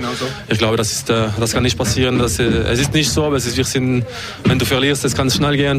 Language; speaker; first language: German; non-native, fluent; French